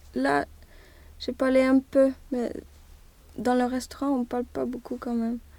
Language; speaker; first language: French; non-native, learner; Swedish